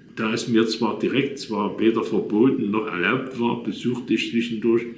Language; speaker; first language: German; native; German